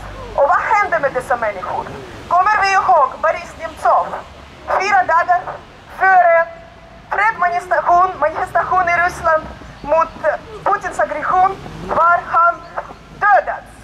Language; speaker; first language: Swedish; non-native, learner; Russian